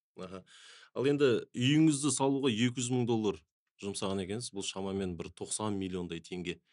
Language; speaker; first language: Kazakh; native; Kazakh